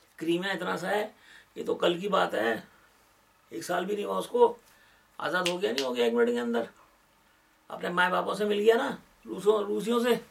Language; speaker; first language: Urdu; native; Urdu